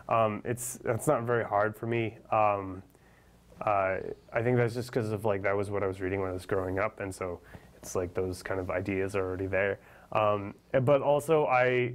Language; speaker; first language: English; native; English